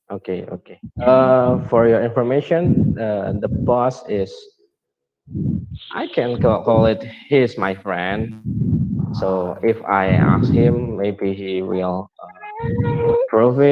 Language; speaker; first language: English; non-native, learner; Indonesian